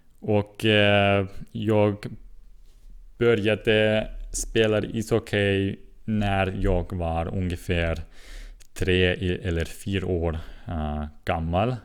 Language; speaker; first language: Swedish; non-native, learner; Swiss German